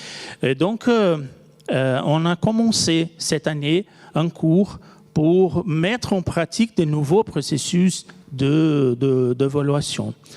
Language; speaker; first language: French; non-native, fluent; Portuguese